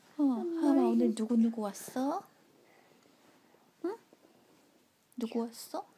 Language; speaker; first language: Korean; native; Korean